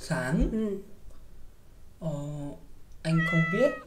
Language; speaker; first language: Vietnamese; non-native, learner; Korean